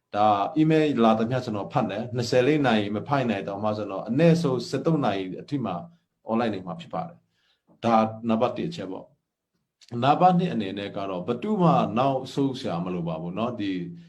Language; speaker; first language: Burmese; non-native, local second language; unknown